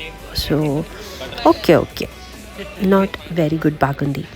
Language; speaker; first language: Telugu; non-native, learner; Kannada